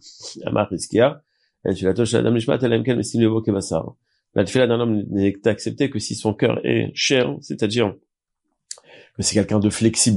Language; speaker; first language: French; native; French